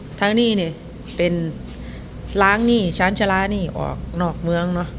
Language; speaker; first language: Thai; non-native, local second language; Northeastern Thai